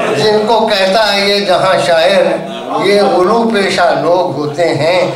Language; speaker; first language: Urdu; native; Urdu